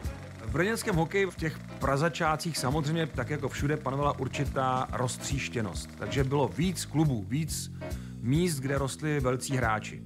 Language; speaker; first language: Czech; native; Czech